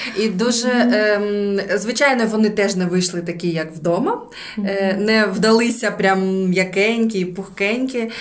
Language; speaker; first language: Ukrainian; native; Ukrainian